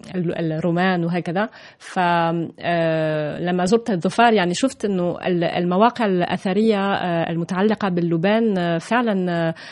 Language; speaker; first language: Arabic; non-native, fluent; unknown